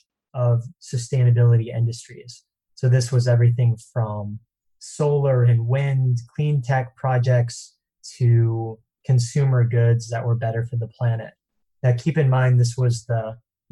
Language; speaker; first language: English; native; English